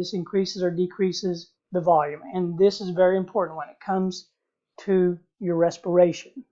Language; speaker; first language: English; native; English